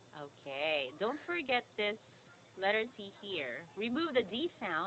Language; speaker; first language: English; non-native, fluent; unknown